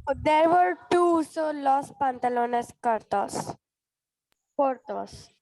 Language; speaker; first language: Spanish; non-native, learner; Hindi